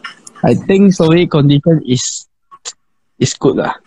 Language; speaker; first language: English; non-native, local second language; Chinese